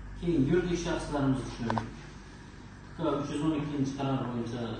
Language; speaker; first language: Uzbek; native; Uzbek